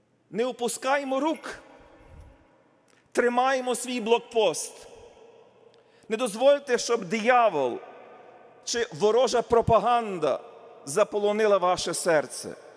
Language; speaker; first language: Ukrainian; native; Ukrainian